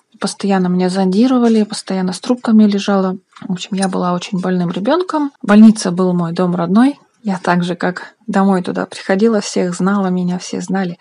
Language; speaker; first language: Russian; native; Russian